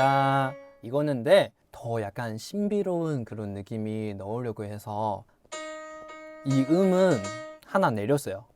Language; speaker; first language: Korean; non-native, fluent; Chinese